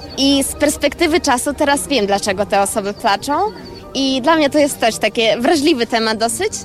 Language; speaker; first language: Polish; native; Polish